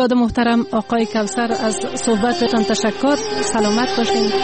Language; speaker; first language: Persian; native; Persian